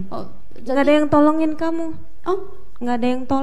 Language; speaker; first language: Indonesian; native; Indonesian